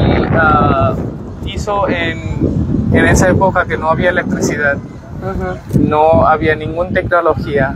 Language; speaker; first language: Spanish; non-native, learner; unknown